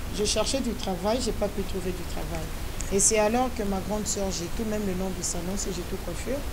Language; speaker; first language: French; non-native, local second language; Lingala